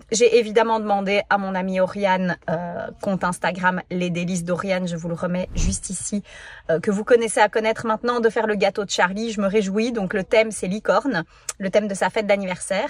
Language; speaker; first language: French; native; French